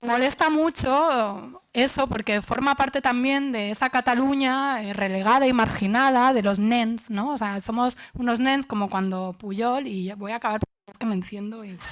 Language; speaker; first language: Spanish; non-native, local second language; Catalan